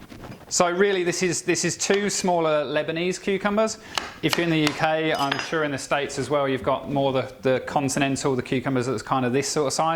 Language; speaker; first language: English; native; English